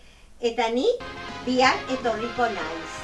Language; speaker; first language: Basque; non-native, learner; Spanish